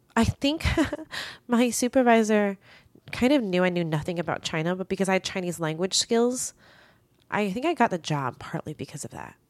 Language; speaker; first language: English; early bilingual, other home language; Chinese